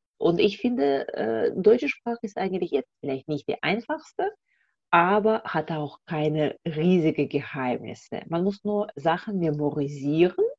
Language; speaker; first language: German; non-native, fluent; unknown